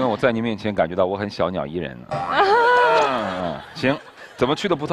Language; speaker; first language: Chinese; native; Chinese